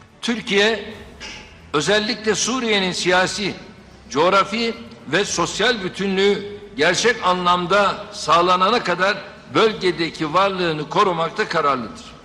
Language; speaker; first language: Turkish; native; Turkish